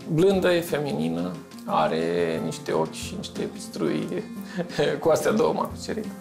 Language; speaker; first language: Romanian; native; Romanian